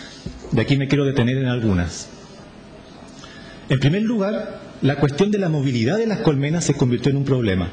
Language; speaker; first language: Spanish; native; Spanish